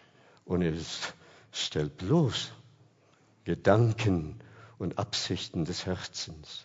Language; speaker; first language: German; non-native, fluent; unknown